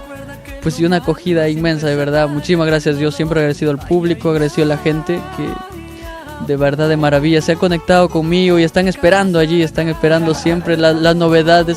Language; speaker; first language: Spanish; native; Spanish